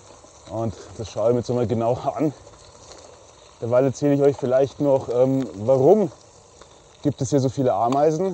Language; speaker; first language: German; native; German